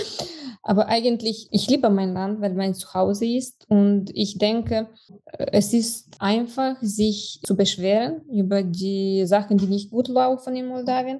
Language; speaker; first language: German; non-native, fluent; Romanian